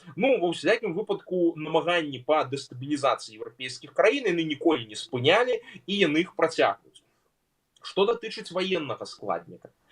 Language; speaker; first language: Belarusian; native; Belarusian